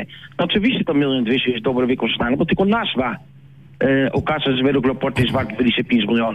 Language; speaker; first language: Polish; non-native, learner; Dutch